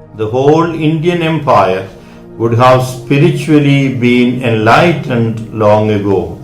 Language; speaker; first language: English; non-native, local second language; Malayalam